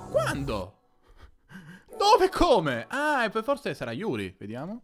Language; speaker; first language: Italian; native; Italian